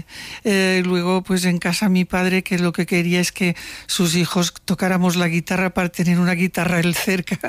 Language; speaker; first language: Spanish; non-native, local second language; Catalan